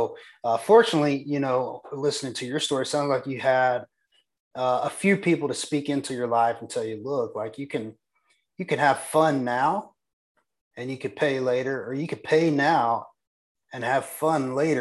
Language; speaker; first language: English; native; English